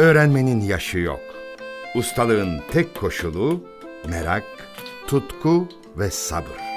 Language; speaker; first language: Turkish; native; Turkish